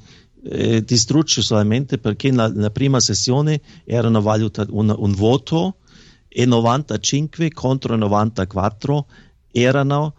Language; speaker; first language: Italian; non-native, fluent; German